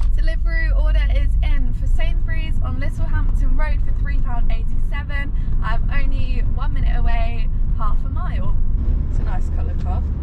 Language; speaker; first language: English; native; English